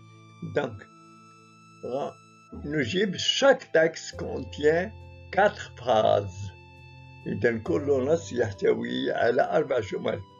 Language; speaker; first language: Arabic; native; Arabic